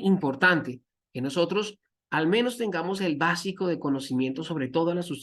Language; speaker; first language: Spanish; native; Spanish